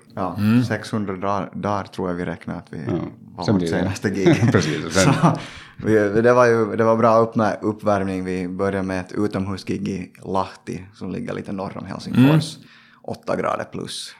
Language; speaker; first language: Swedish; native; Swedish